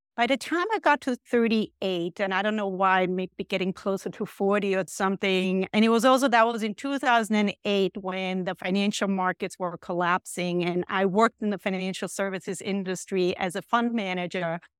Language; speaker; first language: English; non-native, fluent; German